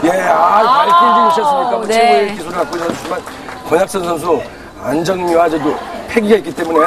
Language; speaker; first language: Korean; native; Korean